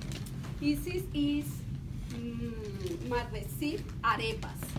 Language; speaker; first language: English; non-native, learner; Spanish